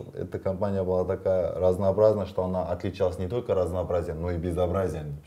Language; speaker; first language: Russian; non-native, local second language; Kazakh